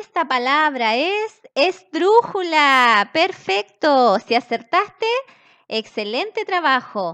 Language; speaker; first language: Spanish; native; Spanish